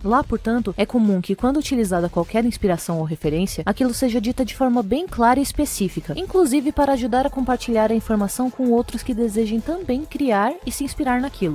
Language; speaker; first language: Portuguese; native; Portuguese